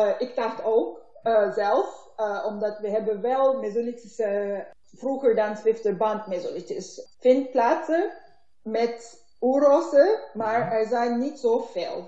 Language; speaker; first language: Dutch; non-native, learner; Turkish